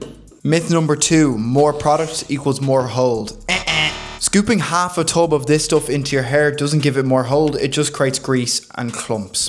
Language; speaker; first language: English; native; English